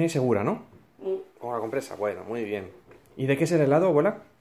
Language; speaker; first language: Spanish; native; Spanish